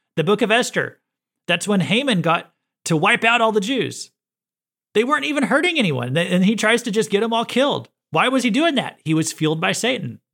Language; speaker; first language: English; native; English